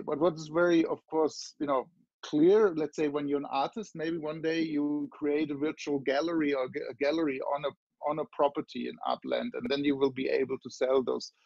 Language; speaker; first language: English; non-native, fluent; German